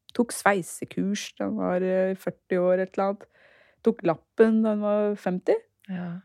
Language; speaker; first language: Norwegian; early bilingual, other home language; Turkish